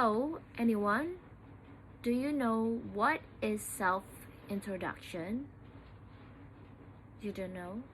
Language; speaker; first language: English; non-native, learner; Indonesian